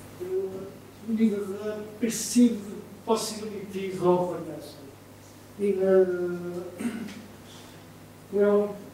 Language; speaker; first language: English; non-native, learner; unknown